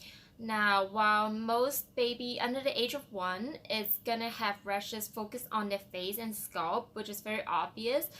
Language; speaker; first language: English; non-native, fluent; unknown